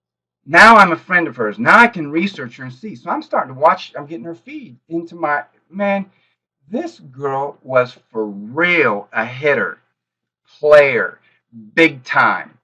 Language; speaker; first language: English; native; English